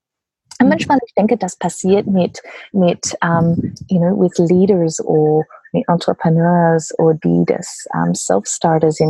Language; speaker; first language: German; non-native, learner; English